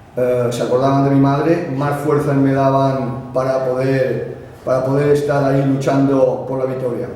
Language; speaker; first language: Spanish; non-native, local second language; Catalan